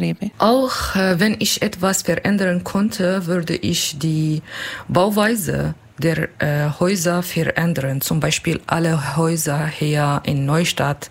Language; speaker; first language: German; non-native, learner; Kurdish